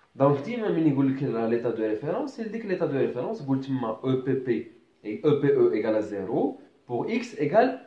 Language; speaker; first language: French; non-native, local second language; Arabic